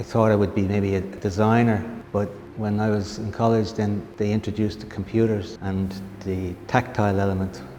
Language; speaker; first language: English; native; English